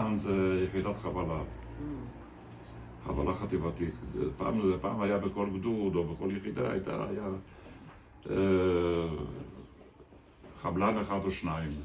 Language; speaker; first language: Hebrew; early bilingual, other home language; German